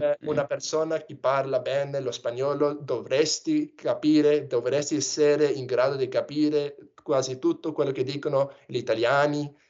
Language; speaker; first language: Italian; non-native, fluent; English